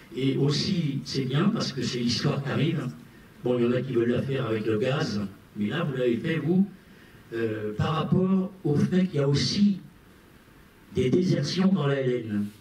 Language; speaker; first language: French; non-native, local second language; Arabic